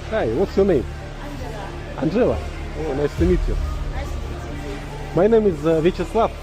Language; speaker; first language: English; non-native, learner; Russian